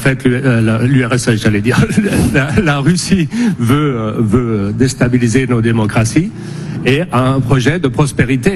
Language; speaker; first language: French; non-native, fluent; Spanish